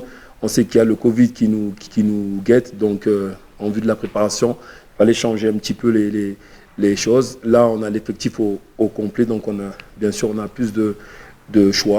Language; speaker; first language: French; native; French